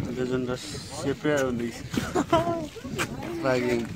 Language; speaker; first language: German; non-native, learner; Arabic